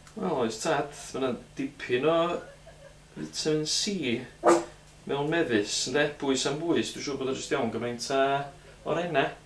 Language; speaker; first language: Welsh; native; Welsh